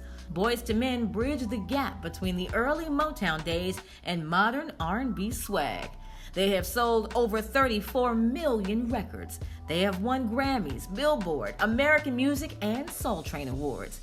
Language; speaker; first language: English; native; English